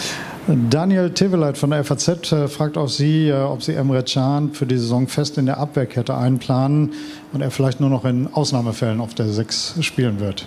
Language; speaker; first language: German; native; German